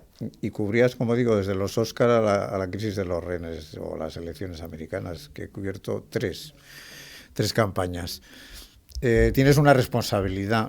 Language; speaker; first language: Spanish; native; Spanish